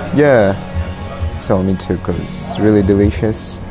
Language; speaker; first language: English; non-native, learner; Russian